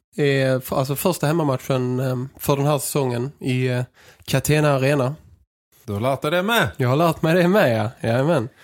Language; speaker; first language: Swedish; native; Swedish